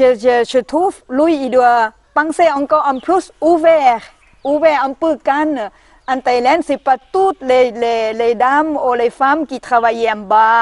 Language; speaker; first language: French; non-native, learner; Thai